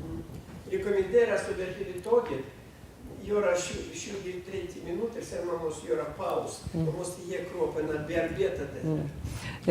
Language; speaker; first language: Swedish; non-native, fluent; Russian